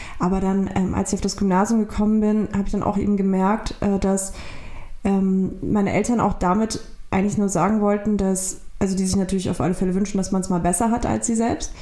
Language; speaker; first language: German; early bilingual, other home language; Turkish